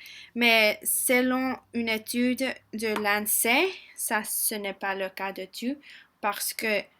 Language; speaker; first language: French; non-native, learner; English